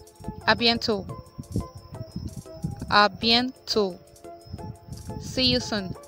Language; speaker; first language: French; non-native, fluent; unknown